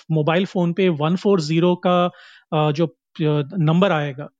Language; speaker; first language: Hindi; non-native, local second language; Konkani